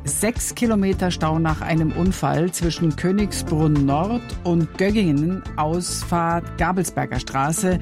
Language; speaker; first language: German; native; German